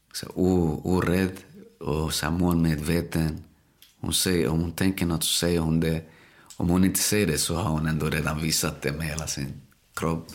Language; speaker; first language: Swedish; early bilingual, other home language; Spanish